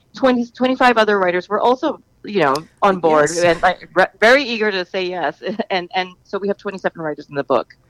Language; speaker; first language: English; native; English